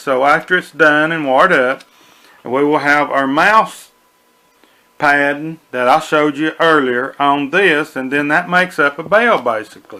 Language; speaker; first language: English; native; English